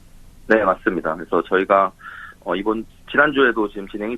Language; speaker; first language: Korean; native; Korean